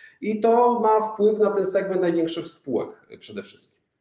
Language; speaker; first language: Polish; native; Polish